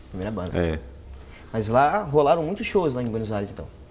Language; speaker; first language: Portuguese; native; Portuguese